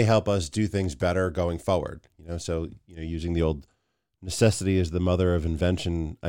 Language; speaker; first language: English; native; English